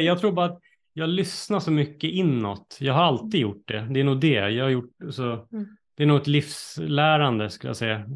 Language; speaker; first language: Swedish; native; Swedish